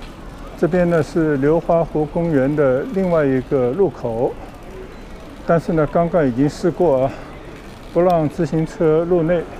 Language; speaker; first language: Chinese; non-native, local second language; Cantonese